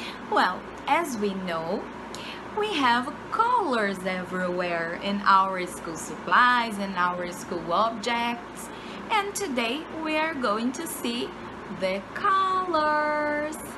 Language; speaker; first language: English; non-native, fluent; Portuguese